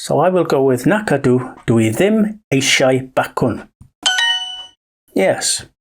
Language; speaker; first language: Welsh; non-native, learner; English